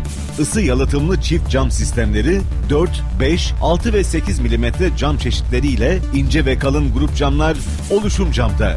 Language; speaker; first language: Turkish; native; Turkish